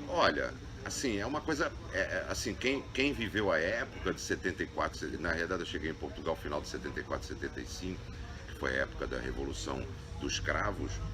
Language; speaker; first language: Portuguese; native; Portuguese